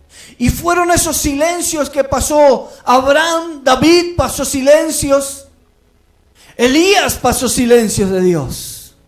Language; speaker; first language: Spanish; native; Spanish